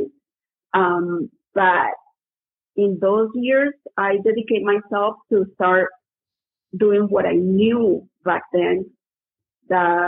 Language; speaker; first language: English; non-native, fluent; Spanish